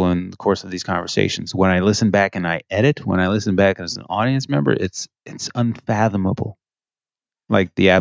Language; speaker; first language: English; early bilingual, other home language; French